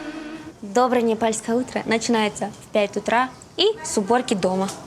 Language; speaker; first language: Russian; native; Russian